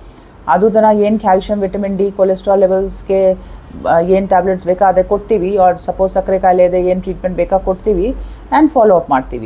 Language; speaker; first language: Kannada; non-native, fluent; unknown